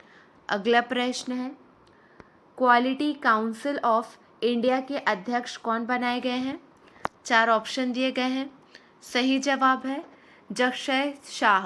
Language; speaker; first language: Hindi; native; Hindi